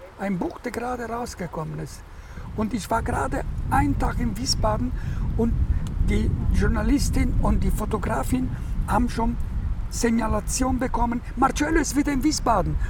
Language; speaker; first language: German; non-native, fluent; Italian